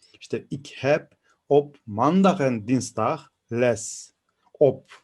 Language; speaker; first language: Dutch; non-native, learner; Turkish